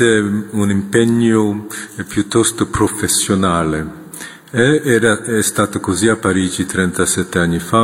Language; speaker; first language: Italian; non-native, fluent; Korean